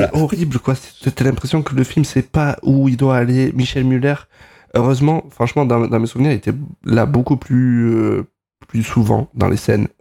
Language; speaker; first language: French; native; French